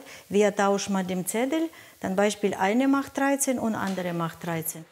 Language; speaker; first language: German; non-native, learner; Russian